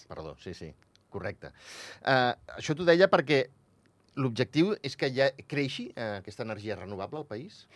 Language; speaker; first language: Catalan; native; Catalan